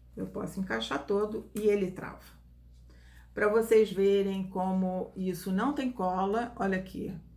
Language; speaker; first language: Portuguese; native; Portuguese